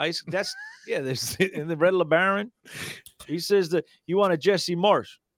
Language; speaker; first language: English; early bilingual, other home language; Portuguese